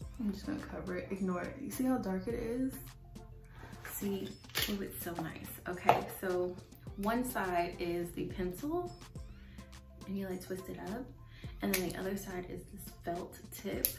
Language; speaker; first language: English; native; English